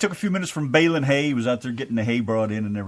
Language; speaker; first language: English; native; English